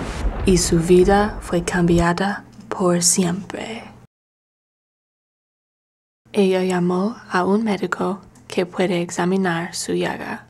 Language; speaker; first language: Spanish; non-native, learner; English